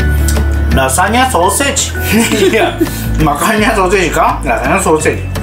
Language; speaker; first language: Indonesian; non-native, learner; Japanese